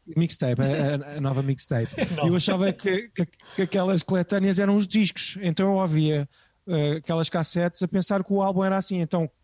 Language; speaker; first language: Portuguese; native; Portuguese